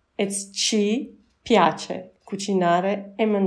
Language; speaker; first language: Italian; non-native, fluent; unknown